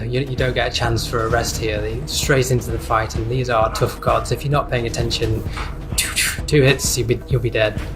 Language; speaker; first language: English; native; English